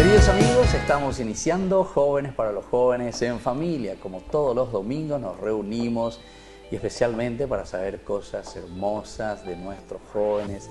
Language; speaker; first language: Spanish; native; Spanish